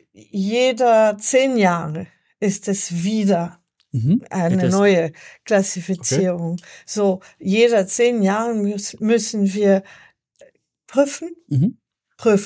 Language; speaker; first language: German; non-native, learner; French